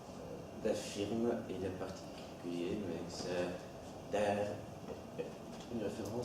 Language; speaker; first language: French; non-native, learner; Dutch